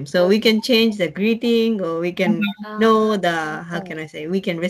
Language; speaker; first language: English; non-native, learner; Japanese